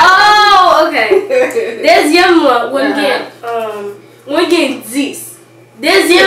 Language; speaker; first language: Haitian Creole; early bilingual, heritage; English